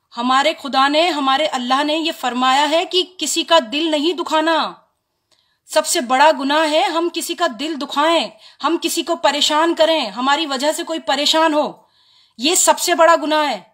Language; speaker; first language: Hindi; native; Hindi